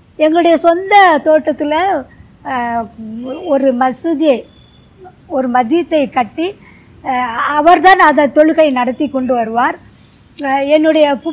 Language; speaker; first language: Tamil; non-native, local second language; Urdu